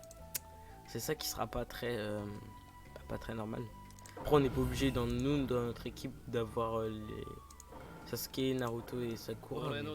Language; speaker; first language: French; native; French